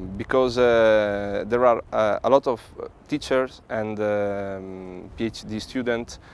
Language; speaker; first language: English; non-native, learner; Italian